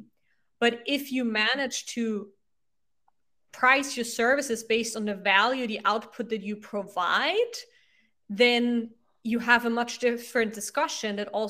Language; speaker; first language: English; non-native, fluent; German